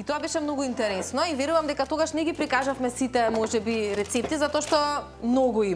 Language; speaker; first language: Macedonian; native; Macedonian